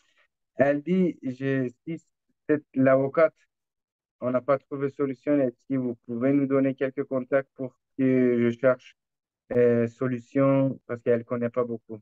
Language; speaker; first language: French; non-native, learner; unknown